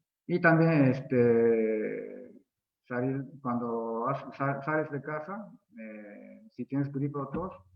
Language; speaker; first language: Spanish; non-native, fluent; Japanese